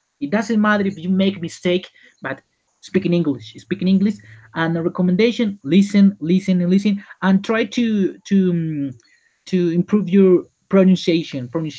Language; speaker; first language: English; non-native, learner; Spanish